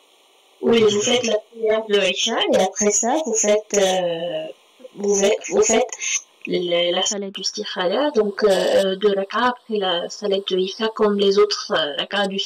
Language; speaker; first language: French; non-native, local second language; Arabic